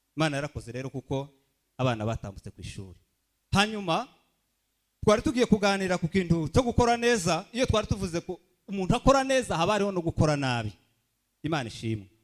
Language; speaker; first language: Kinyarwanda; early bilingual, heritage; Kinyarwanda